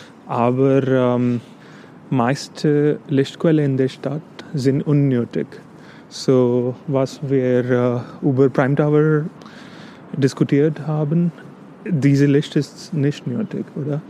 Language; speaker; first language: German; non-native, fluent; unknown